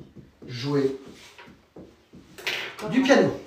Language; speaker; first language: French; native; French